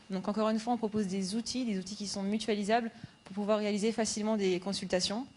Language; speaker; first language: French; native; French